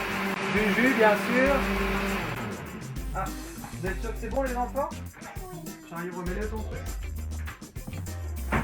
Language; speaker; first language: French; native; French